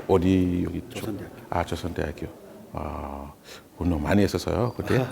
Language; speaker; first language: Korean; non-native, learner; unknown